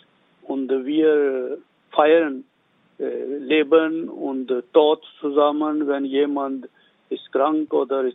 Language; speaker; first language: German; non-native, learner; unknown